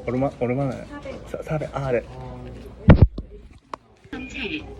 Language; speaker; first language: Korean; non-native, learner; Japanese